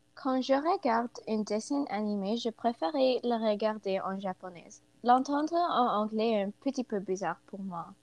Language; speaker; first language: French; non-native, learner; English